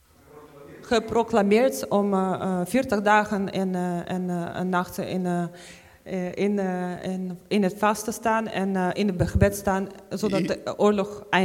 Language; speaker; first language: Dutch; non-native, fluent; Ukrainian